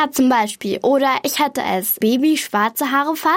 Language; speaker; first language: German; native; German